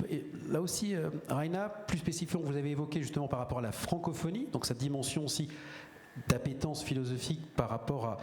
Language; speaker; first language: French; native; French